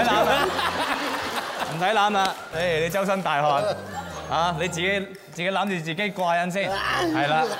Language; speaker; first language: Cantonese; native; Cantonese